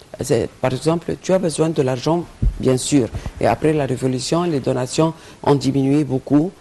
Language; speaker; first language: French; non-native, fluent; Arabic